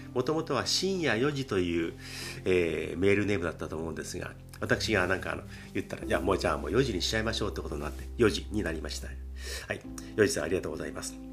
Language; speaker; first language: Japanese; native; Japanese